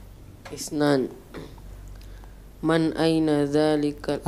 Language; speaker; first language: Arabic; non-native, learner; Indonesian